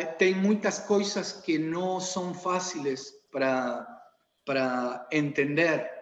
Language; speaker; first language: Portuguese; non-native, learner; Spanish